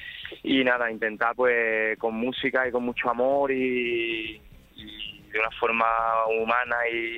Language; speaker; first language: Spanish; native; Spanish